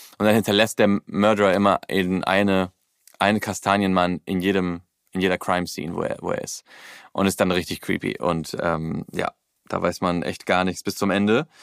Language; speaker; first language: German; early bilingual, heritage; German